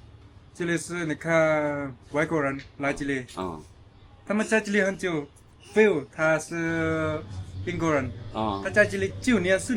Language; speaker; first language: Chinese; non-native, learner; Lao